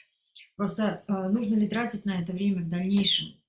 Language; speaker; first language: Russian; native; Russian